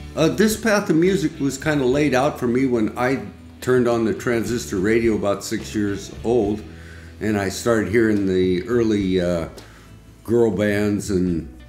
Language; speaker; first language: English; native; English